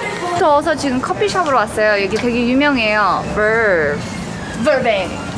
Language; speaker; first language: Korean; early bilingual, heritage; Korean